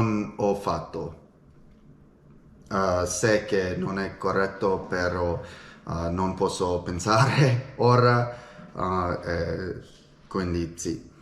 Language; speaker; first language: Italian; non-native, learner; English